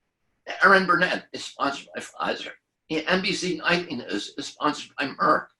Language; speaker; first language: English; native; English